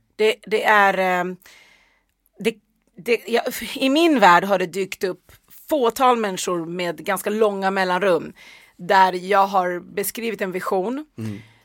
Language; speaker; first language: Swedish; early bilingual, other home language; Persian